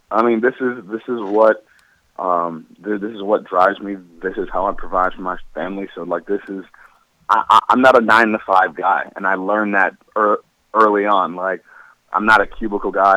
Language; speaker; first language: English; native; English